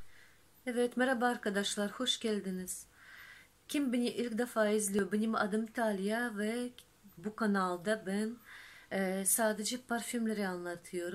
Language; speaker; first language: Turkish; non-native, fluent; Russian